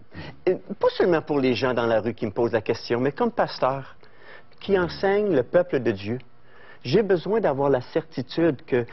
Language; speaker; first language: French; native; French